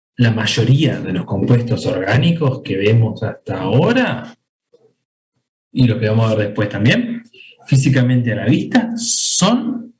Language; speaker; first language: Spanish; native; Spanish